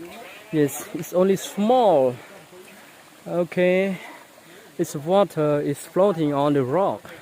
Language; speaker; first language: English; non-native, local second language; Khmer